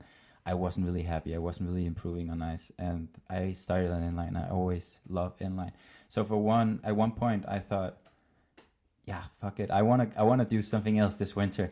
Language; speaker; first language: English; non-native, fluent; Danish